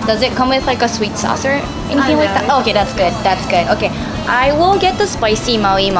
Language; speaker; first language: English; non-native, fluent; Japanese